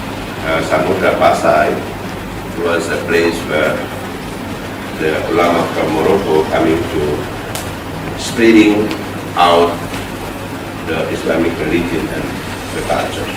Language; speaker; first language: English; non-native, fluent; Indonesian